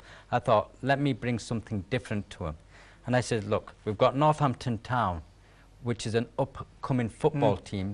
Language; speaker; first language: English; native; English